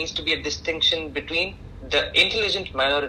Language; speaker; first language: English; non-native, local second language; Tamil